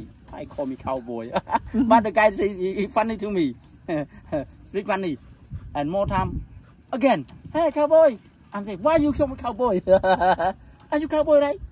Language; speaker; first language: English; non-native, learner; Khmer